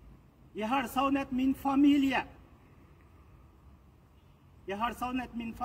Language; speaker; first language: Norwegian; non-native, learner; Uyghur